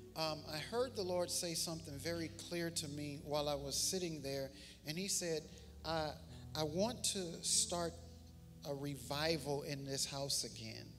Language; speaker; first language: English; native; English